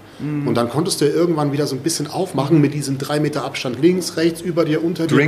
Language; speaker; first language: German; native; German